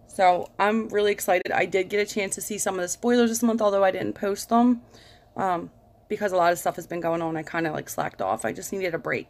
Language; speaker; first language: English; native; English